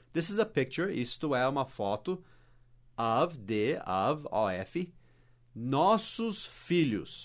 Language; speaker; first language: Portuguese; non-native, fluent; English